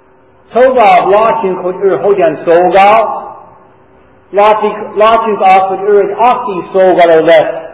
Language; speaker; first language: Hungarian; non-native, learner; English